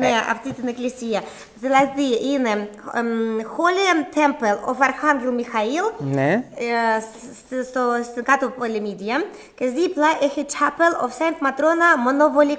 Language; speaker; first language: Greek; non-native, learner; Russian